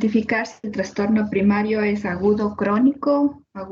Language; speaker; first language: Spanish; native; Spanish